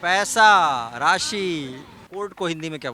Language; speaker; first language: Hindi; native; Hindi